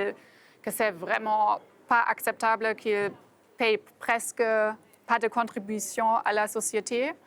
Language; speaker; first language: French; non-native, fluent; German